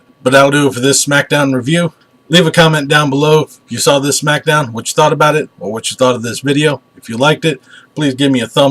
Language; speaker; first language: English; native; English